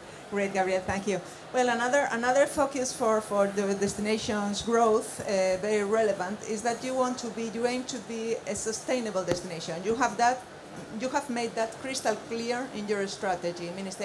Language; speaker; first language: English; non-native, fluent; Spanish